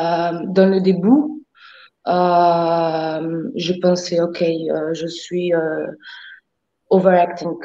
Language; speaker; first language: French; non-native, fluent; Portuguese